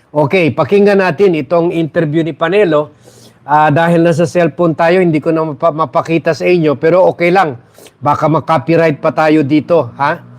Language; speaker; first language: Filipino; native; Filipino